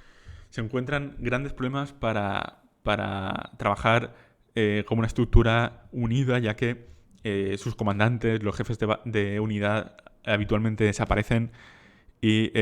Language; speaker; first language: Spanish; native; Spanish